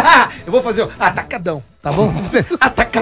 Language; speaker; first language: Portuguese; native; Portuguese